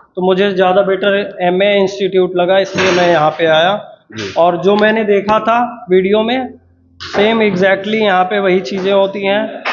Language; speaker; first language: Hindi; native; Hindi